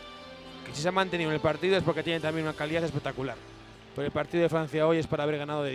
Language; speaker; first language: Spanish; native; Spanish